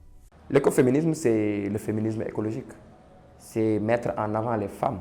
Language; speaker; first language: French; non-native, local second language; Wolof